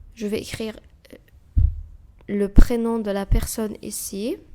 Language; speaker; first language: French; non-native, fluent; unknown